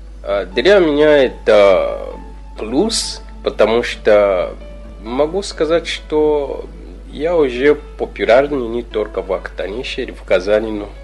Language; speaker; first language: Russian; non-native, fluent; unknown